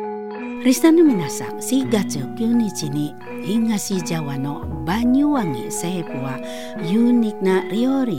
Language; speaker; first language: Japanese; non-native, learner; Indonesian